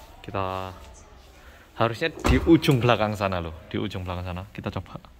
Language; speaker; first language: Indonesian; non-native, fluent; Korean